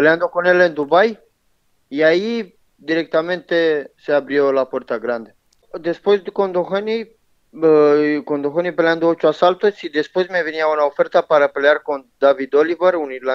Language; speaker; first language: Spanish; non-native, learner; Romanian